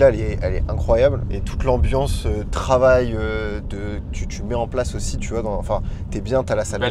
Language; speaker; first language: French; native; French